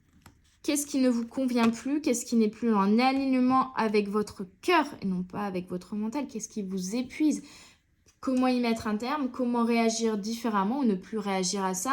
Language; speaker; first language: French; native; French